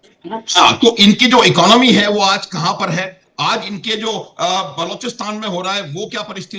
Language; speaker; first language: Hindi; native; Hindi